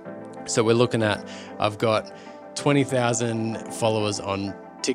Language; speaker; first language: English; native; English